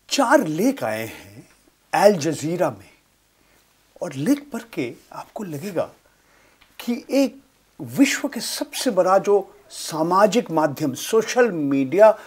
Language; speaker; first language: Hindi; non-native, local second language; Bangla